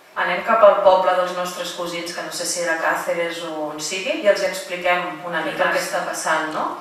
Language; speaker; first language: Catalan; native; Catalan